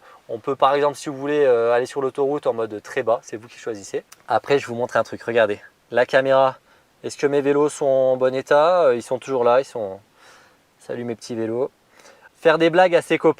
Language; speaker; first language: French; native; French